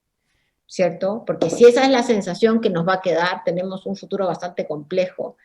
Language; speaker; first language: Spanish; native; Spanish